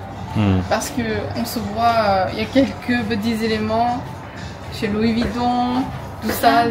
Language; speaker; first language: French; non-native, fluent; Chinese